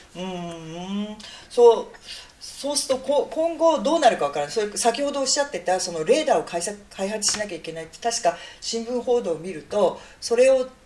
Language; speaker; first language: Japanese; native; Japanese